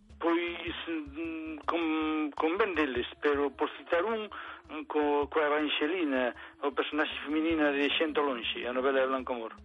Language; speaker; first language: Galician; native; Galician